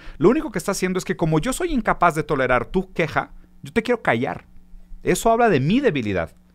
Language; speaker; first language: Spanish; early bilingual, other home language; Portuguese